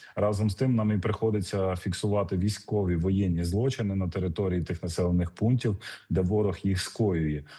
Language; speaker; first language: Ukrainian; native; Ukrainian